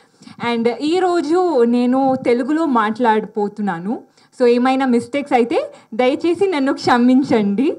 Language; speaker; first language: Telugu; non-native, learner; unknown